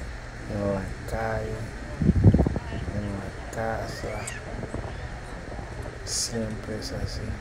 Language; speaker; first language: Spanish; early bilingual, heritage; English